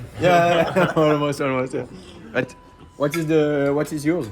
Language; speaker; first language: English; non-native, learner; French